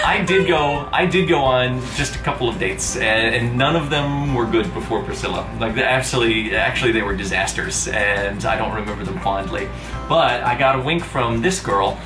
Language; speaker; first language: English; native; English